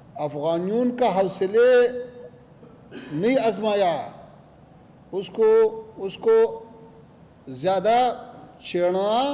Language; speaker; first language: Hindi; non-native, learner; Pashto